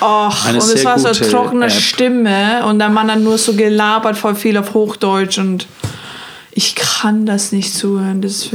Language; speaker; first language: German; non-native, fluent; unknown